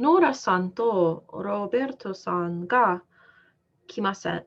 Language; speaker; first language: Japanese; non-native, learner; English